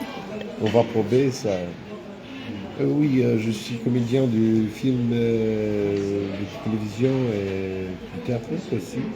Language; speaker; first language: French; non-native, learner; Romanian